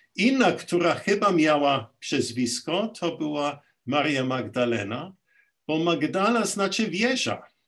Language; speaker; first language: Polish; early bilingual, heritage; Polish